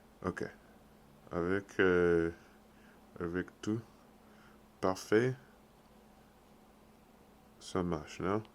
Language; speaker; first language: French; non-native, learner; English